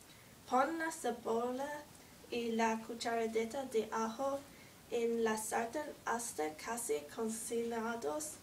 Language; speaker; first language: Spanish; non-native, learner; English